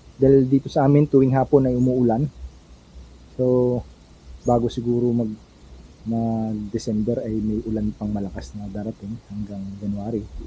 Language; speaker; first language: Filipino; native; Filipino